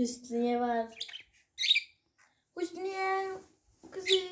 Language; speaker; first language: Turkish; native; Turkish